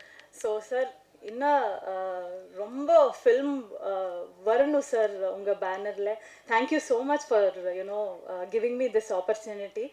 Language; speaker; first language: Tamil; non-native, learner; Kannada